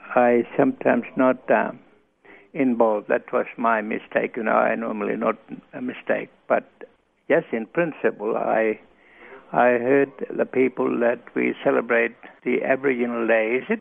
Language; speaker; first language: English; non-native, local second language; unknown